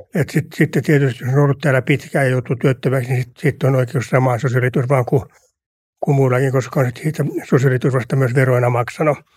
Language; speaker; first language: Finnish; native; Finnish